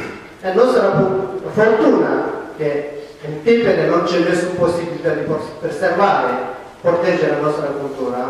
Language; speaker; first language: Italian; non-native, learner; Tibetan